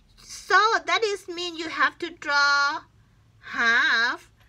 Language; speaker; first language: English; non-native, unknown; Thai